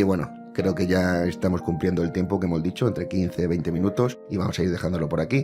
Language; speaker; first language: Spanish; native; Spanish